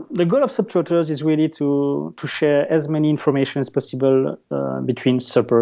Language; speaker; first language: English; non-native, fluent; French